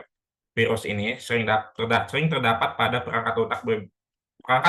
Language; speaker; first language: Indonesian; native; Indonesian